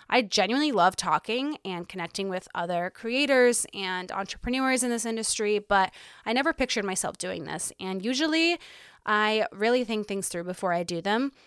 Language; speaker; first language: English; early bilingual, other home language; Ukrainian